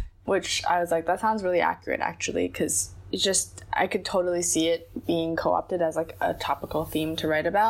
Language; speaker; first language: English; non-native, local second language; Chinese